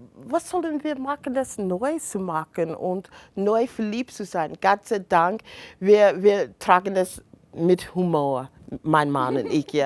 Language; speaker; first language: German; non-native, learner; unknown